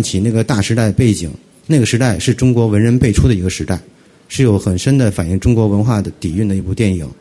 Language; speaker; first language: Chinese; native; Chinese